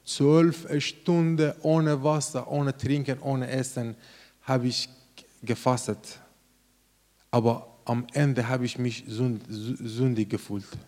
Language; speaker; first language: German; non-native, learner; Persian